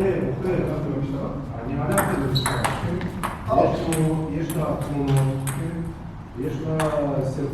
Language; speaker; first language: Hebrew; non-native, learner; Russian